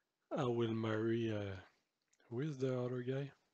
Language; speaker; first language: English; non-native, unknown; French